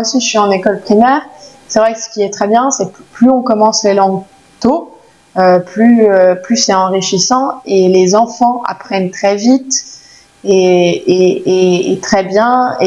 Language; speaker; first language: French; native; French